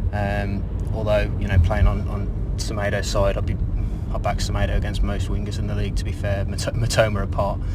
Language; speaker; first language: English; native; English